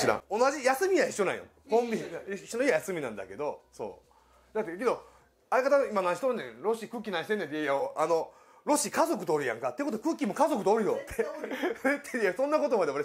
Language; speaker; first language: Japanese; native; Japanese